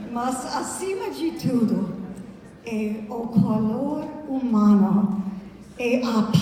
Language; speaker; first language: Portuguese; non-native, learner; English